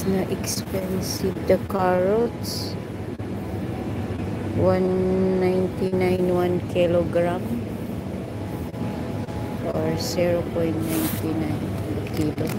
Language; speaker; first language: English; non-native, local second language; Filipino